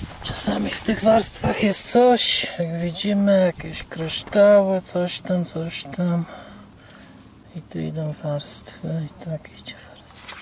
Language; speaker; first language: Polish; early bilingual, heritage; Polish